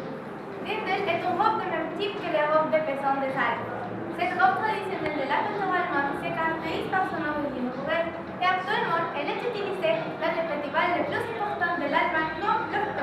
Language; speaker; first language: French; non-native, learner; Spanish